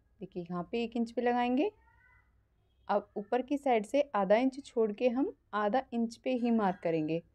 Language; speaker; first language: Hindi; native; Hindi